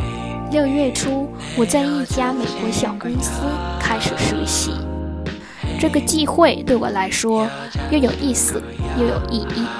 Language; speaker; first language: Chinese; non-native, fluent; Vietnamese